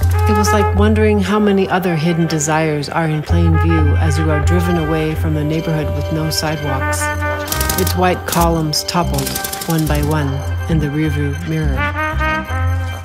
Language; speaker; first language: English; native; English